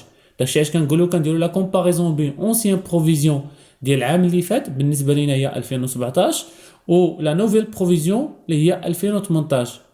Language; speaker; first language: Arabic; native; Arabic